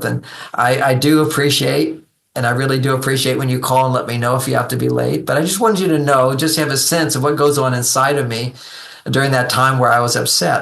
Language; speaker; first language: English; native; English